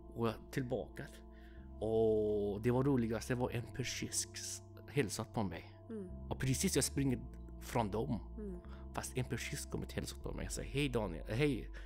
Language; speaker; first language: Swedish; non-native, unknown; Persian